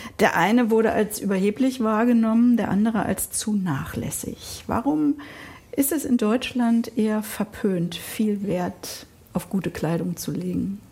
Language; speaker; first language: German; native; German